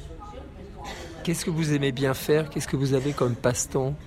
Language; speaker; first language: French; native; French